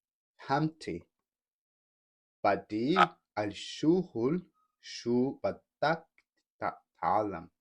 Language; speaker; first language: Arabic; non-native, learner; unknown